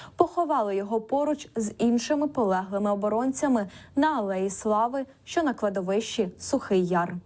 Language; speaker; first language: Ukrainian; native; Ukrainian